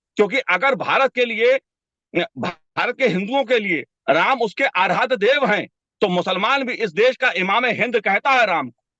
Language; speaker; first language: Hindi; native; Hindi